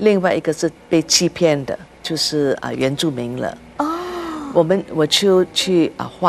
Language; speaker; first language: Chinese; early bilingual, heritage; Chinese